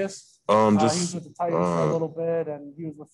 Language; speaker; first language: English; native; English